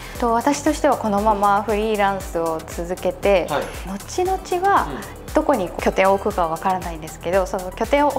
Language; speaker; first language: Japanese; native; Japanese